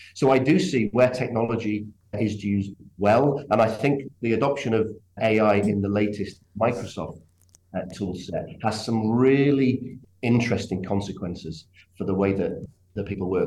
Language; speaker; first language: English; native; English